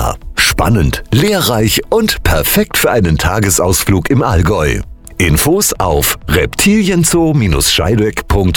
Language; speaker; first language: German; native; German